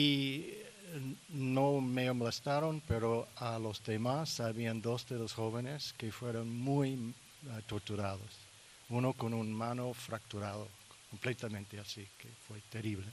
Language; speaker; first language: Spanish; non-native, learner; English